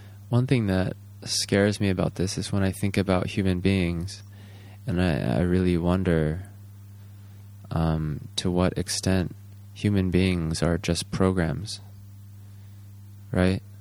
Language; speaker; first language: English; native; English